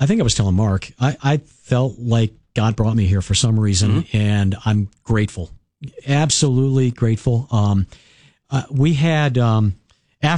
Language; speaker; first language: English; native; English